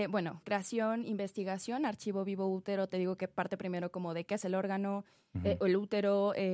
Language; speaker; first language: Spanish; native; Spanish